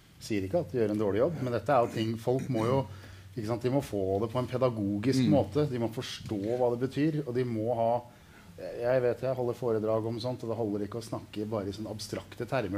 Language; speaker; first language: Norwegian; native; Norwegian